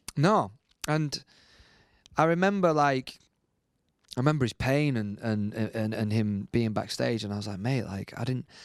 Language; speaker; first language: English; native; English